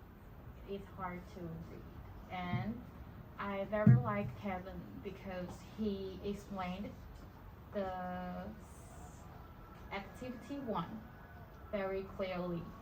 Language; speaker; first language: English; non-native, learner; Chinese